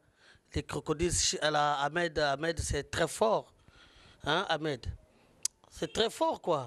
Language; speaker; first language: French; non-native, local second language; Lingala